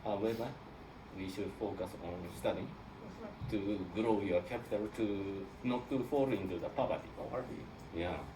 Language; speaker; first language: English; non-native, learner; Japanese